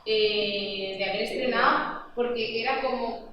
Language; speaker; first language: Spanish; non-native, local second language; Catalan